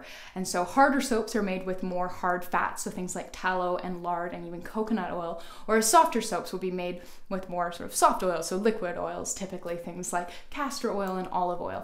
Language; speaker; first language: English; native; English